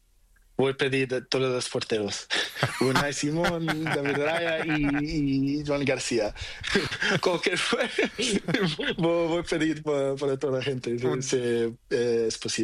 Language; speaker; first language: Portuguese; non-native, local second language; Kabuverdianu